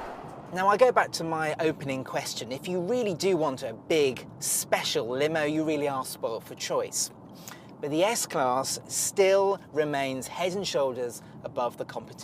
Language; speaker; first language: English; native; English